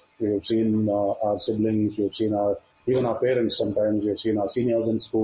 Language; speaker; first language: English; non-native, local second language; Tamil